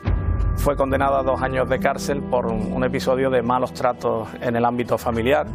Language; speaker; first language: Spanish; native; Spanish